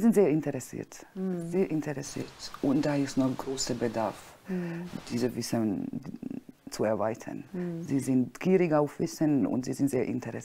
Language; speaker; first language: German; non-native, fluent; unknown